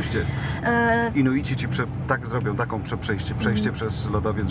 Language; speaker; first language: Polish; native; Polish